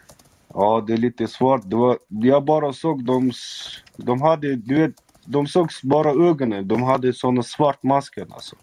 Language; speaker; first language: Swedish; non-native, local second language; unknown